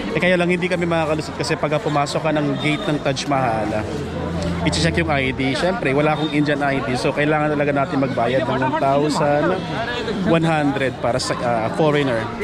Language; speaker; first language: Filipino; native; Filipino